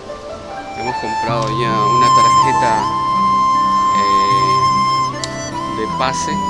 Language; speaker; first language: Spanish; native; Spanish